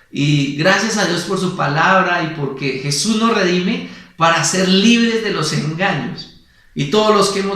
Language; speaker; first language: Spanish; native; Spanish